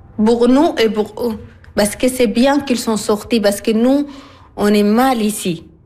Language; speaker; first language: French; non-native, learner; Arabic